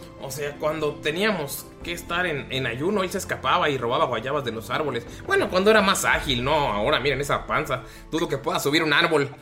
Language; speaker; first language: Spanish; native; Spanish